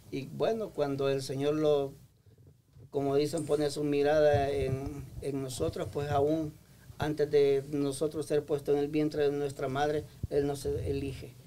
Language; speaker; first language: Spanish; native; Spanish